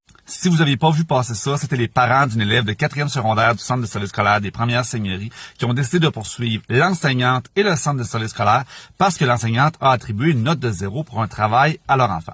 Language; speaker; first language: French; native; French